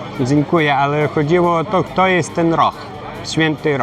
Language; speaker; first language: Polish; non-native, learner; Ukrainian